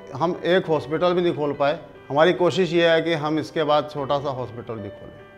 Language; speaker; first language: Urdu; non-native, local second language; Punjabi